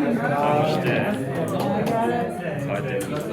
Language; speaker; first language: Japanese; non-native, fluent; English